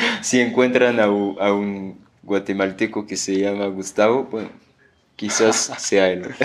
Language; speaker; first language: Spanish; non-native, fluent; French